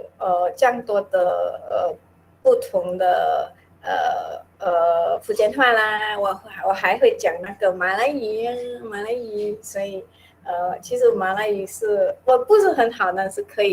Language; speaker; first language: Chinese; non-native, local second language; Min Nan Chinese